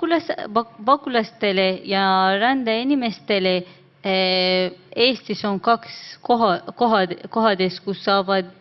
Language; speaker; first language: Estonian; non-native, learner; Arabic